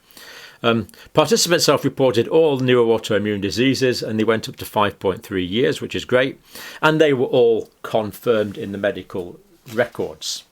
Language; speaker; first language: English; native; English